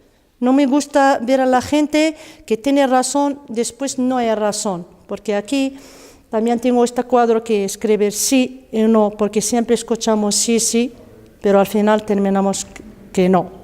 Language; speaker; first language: Spanish; non-native, learner; Arabic